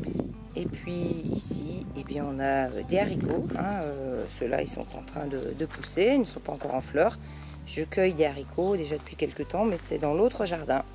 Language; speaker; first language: French; native; French